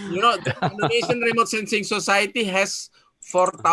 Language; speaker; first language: English; non-native, fluent; Indonesian